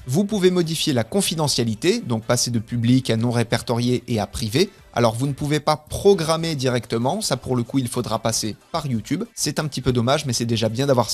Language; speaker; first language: French; native; French